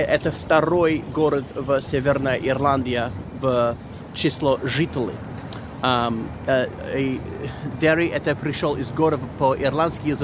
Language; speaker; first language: Russian; non-native, learner; English